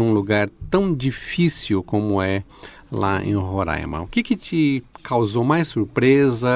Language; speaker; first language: Portuguese; native; Portuguese